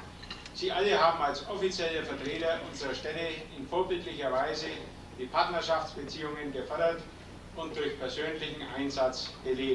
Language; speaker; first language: German; native; German